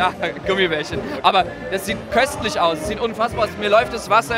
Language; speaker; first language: German; native; German